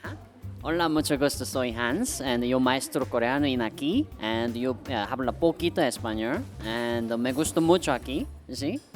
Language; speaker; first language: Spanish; non-native, learner; Korean